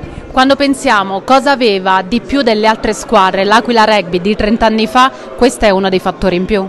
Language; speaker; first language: Italian; native; Italian